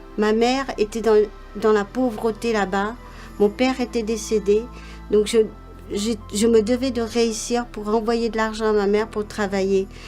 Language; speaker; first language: French; non-native, local second language; Morisyen